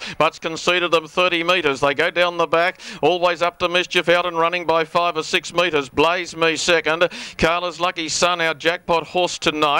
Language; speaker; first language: English; native; English